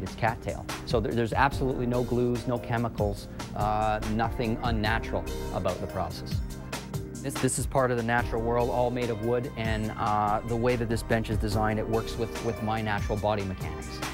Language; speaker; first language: English; native; English